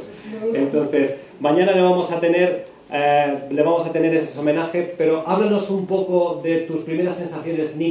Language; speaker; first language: Spanish; native; Spanish